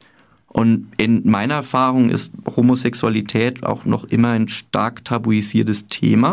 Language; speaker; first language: German; native; German